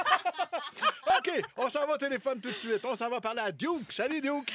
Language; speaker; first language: French; native; French